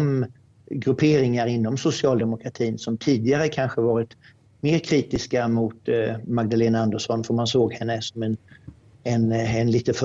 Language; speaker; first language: Swedish; native; Swedish